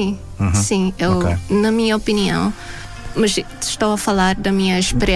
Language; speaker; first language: Portuguese; non-native, fluent; Thai